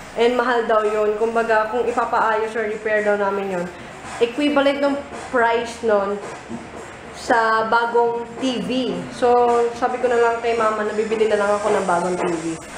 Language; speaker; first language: Filipino; early bilingual, heritage; Filipino